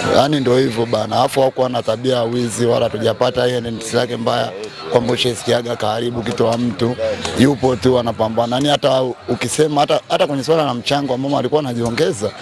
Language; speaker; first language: Swahili; native; Swahili